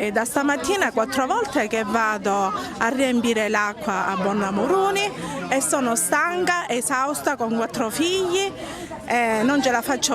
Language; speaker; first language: Italian; native; Italian